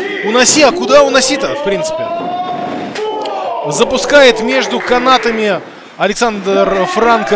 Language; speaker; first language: Russian; native; Russian